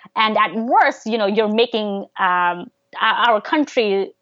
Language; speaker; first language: English; early bilingual, other home language; Bangla